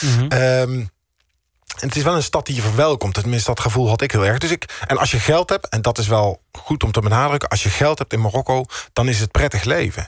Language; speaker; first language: Dutch; native; Dutch